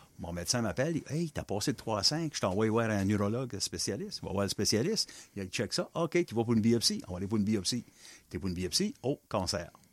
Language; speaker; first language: French; non-native, local second language; English